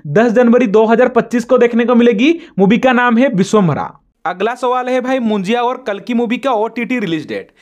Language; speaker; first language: Hindi; native; Hindi